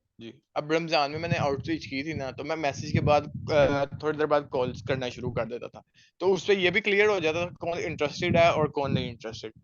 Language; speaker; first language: Urdu; non-native, local second language; Punjabi